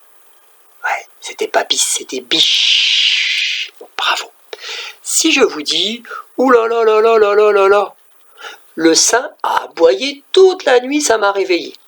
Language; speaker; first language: French; native; French